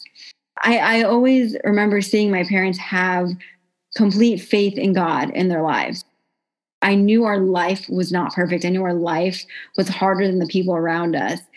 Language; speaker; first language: English; native; English